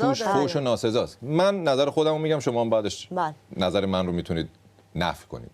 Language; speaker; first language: Persian; native; Persian